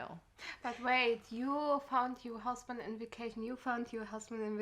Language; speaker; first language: English; non-native, learner; German